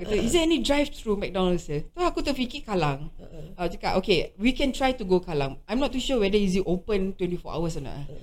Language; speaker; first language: English; non-native, local second language; Malay